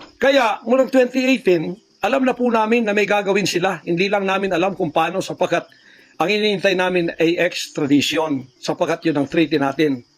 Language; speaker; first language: Filipino; non-native, local second language; Cebuano